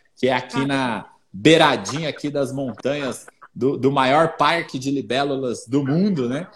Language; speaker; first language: Portuguese; native; Portuguese